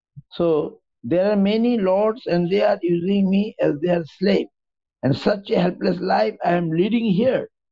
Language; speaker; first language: English; non-native, local second language; Bangla